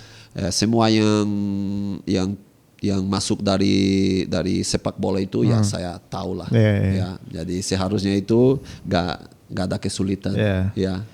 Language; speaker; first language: Indonesian; non-native, fluent; Portuguese